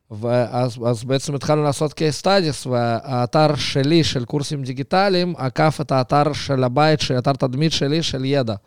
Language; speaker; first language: Hebrew; early bilingual, other home language; Russian